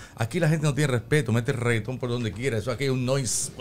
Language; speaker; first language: Spanish; native; Spanish